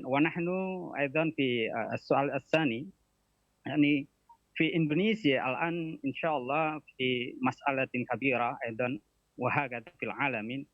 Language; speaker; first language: Arabic; non-native, learner; Indonesian